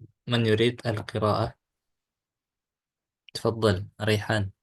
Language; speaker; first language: Arabic; non-native, fluent; Indonesian